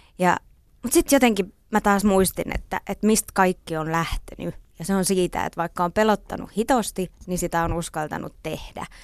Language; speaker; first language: Finnish; non-native, local second language; Swedish